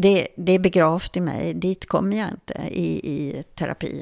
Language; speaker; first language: Swedish; early bilingual, other home language; German